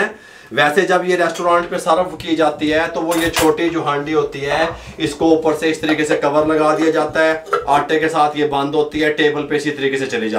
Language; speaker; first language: Hindi; non-native, local second language; Punjabi